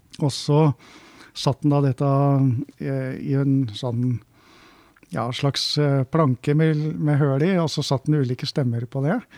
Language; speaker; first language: Norwegian; native; Norwegian